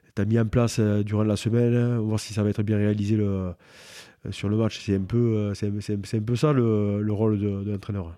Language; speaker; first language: French; native; French